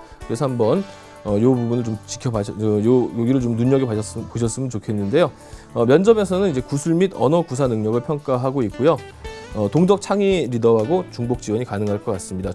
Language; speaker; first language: Korean; native; Korean